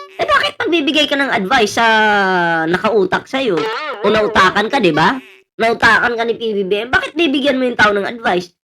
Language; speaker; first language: Filipino; native; Filipino